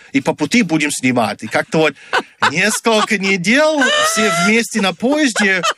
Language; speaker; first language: Russian; non-native, fluent; English